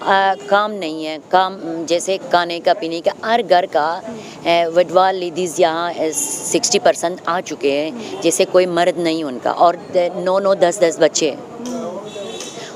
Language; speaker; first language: Hindi; non-native, fluent; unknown